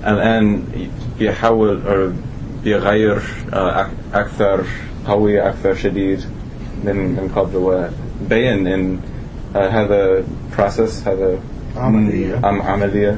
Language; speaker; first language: Arabic; non-native, learner; English